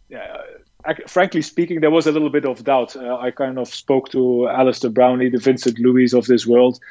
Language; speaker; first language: English; non-native, fluent; Dutch